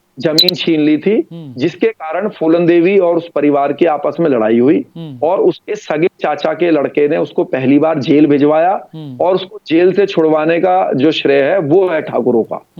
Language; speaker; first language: Hindi; native; Hindi